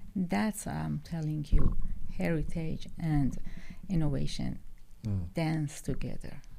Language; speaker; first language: English; non-native, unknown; Persian